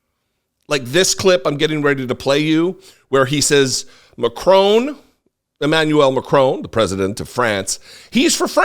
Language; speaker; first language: English; native; English